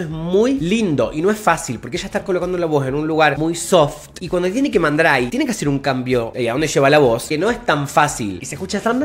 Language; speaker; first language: Spanish; native; Spanish